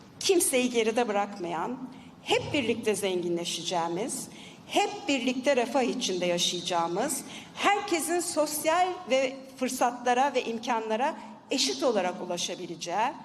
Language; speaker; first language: Turkish; native; Turkish